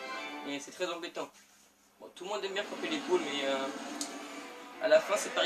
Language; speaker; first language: French; native; French